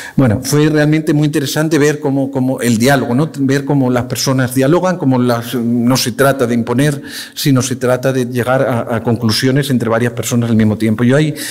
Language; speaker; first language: Spanish; native; Spanish